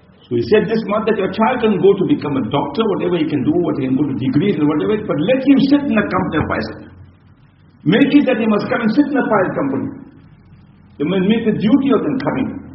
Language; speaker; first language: English; native; English